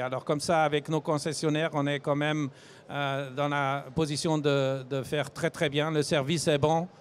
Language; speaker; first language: French; non-native, fluent; German